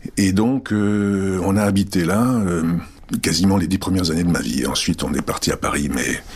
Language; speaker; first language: French; early bilingual, other home language; Czech